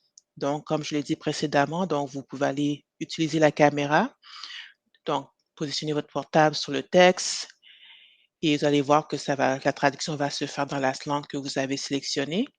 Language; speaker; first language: French; native; French